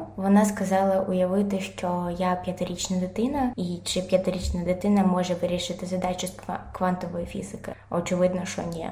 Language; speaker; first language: Ukrainian; non-native, local second language; Russian